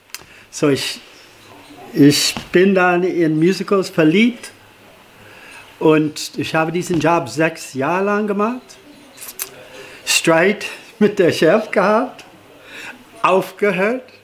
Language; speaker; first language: German; non-native, fluent; English